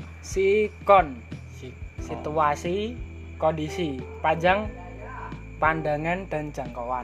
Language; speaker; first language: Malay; non-native, local second language; Javanese